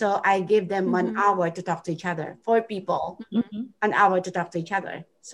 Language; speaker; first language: English; non-native, local second language; Filipino